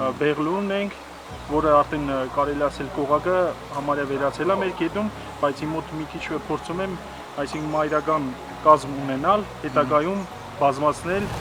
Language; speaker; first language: Armenian; native; Armenian